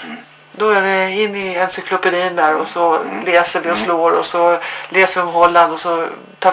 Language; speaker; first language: Swedish; native; Swedish